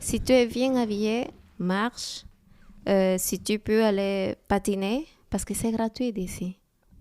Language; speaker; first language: French; non-native, learner; Spanish